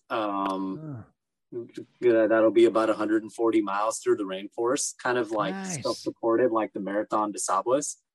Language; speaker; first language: English; native; English